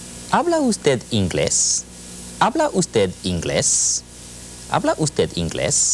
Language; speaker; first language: Spanish; non-native, fluent; English